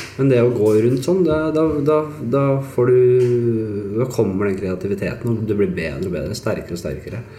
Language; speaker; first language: Norwegian; native; Norwegian